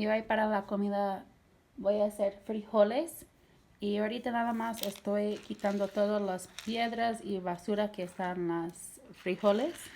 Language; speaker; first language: Spanish; non-native, learner; English